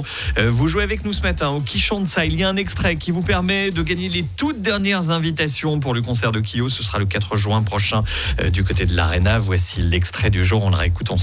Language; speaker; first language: French; native; French